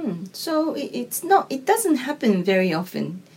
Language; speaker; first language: English; non-native, fluent; Japanese